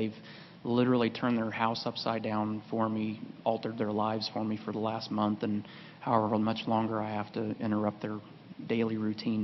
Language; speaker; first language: English; native; English